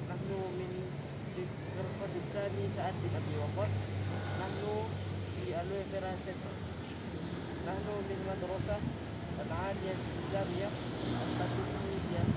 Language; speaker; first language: Arabic; non-native, learner; Indonesian